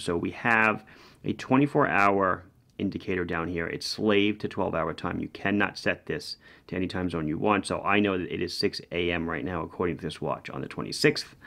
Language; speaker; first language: English; native; English